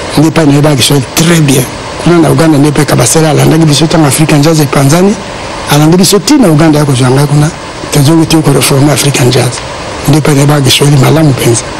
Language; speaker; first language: Lingala; non-native, local second language; Mongo